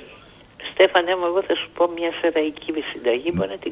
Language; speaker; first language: Greek; native; Greek